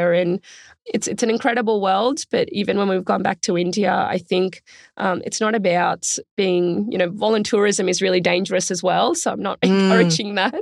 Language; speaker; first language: English; native; English